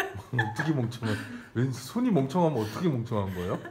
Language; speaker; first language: Korean; native; Korean